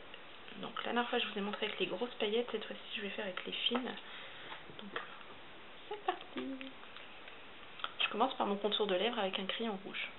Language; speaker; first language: French; native; French